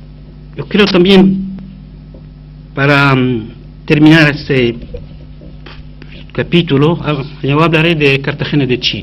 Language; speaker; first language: Spanish; non-native, fluent; Arabic